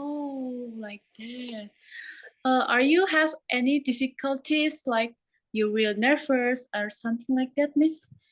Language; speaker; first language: English; non-native, learner; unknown